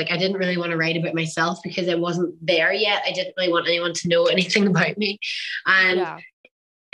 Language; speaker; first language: English; native; English